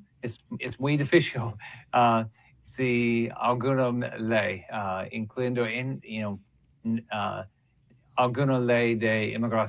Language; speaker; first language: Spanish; non-native, learner; English